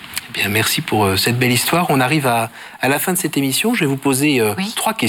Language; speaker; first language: French; native; French